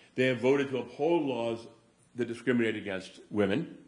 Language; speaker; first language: English; native; English